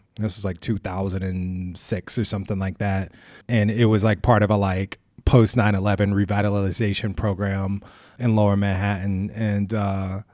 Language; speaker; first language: English; native; English